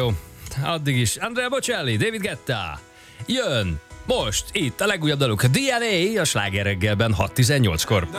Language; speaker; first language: Hungarian; native; Hungarian